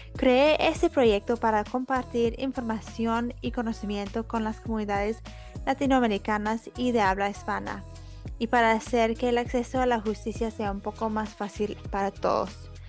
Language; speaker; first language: Spanish; non-native, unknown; English